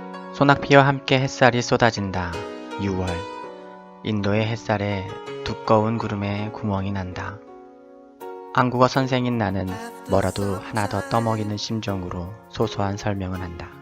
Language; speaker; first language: Korean; native; Korean